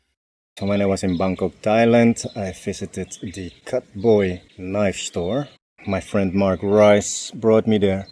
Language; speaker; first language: English; non-native, fluent; Dutch